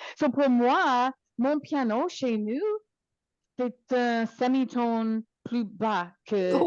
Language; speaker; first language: French; non-native, local second language; English